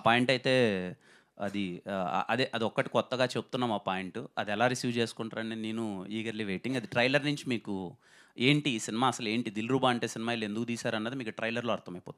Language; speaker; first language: Telugu; native; Telugu